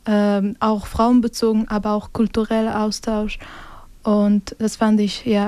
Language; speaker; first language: German; non-native, fluent; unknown